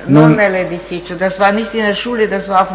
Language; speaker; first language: German; non-native, fluent; Italian